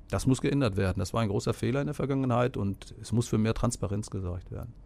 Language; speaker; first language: German; native; German